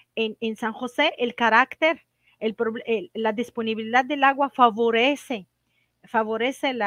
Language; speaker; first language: Spanish; non-native, fluent; Arabic